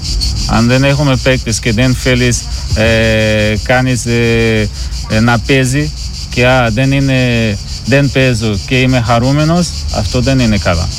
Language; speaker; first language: Greek; non-native, learner; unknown